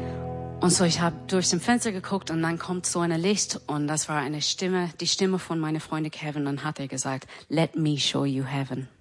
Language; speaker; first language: German; non-native, learner; English